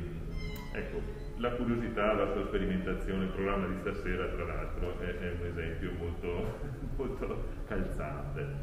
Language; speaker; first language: Italian; native; Italian